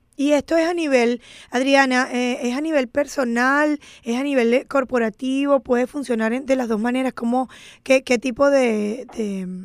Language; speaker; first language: Spanish; native; Spanish